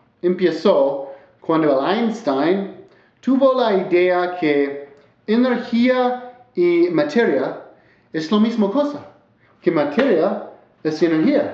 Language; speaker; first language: Spanish; non-native, learner; English